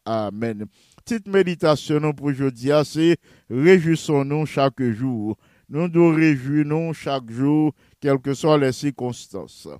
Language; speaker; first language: French; non-native, local second language; Haitian Creole